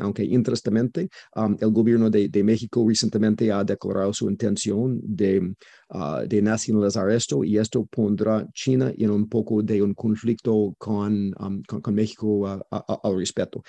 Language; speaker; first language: Spanish; non-native, fluent; English